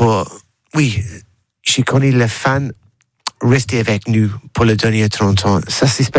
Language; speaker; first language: French; non-native, learner; English